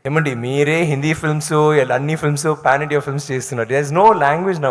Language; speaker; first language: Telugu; non-native, learner; Tamil